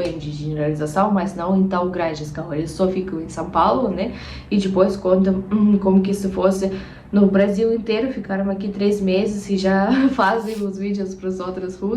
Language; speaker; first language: Portuguese; non-native, fluent; Russian